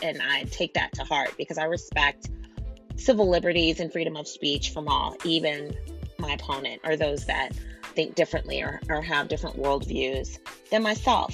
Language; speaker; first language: English; native; English